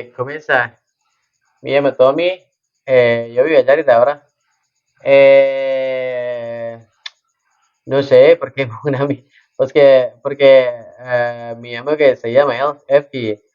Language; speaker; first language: Spanish; non-native, learner; Indonesian